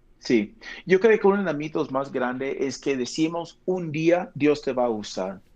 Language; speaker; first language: Spanish; non-native, fluent; English